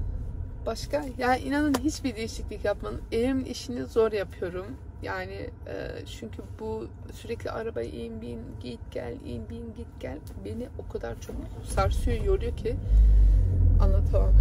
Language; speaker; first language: Turkish; early bilingual, heritage; Turkish